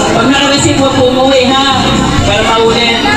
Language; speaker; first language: Filipino; native; Filipino